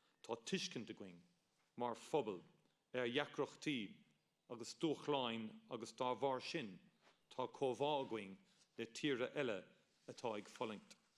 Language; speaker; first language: Irish; non-native, local second language; English